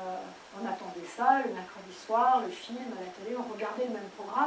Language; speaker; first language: French; native; French